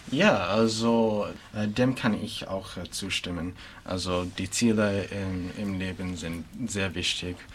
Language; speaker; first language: German; non-native, fluent; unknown